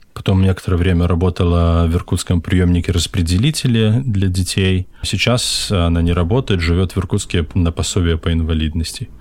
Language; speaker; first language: Russian; native; Russian